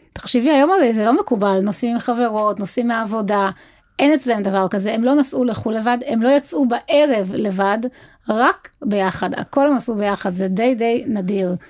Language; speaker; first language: Hebrew; native; Hebrew